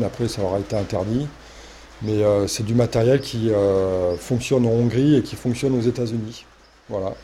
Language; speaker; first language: French; native; French